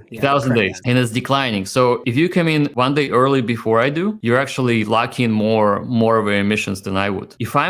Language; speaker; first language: English; native; English